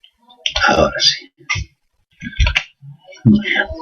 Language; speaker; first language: Spanish; native; Spanish